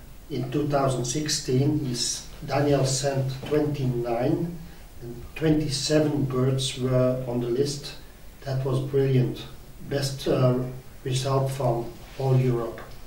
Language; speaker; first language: English; non-native, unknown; Dutch